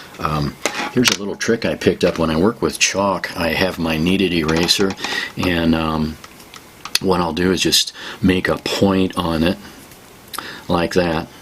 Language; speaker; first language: English; native; English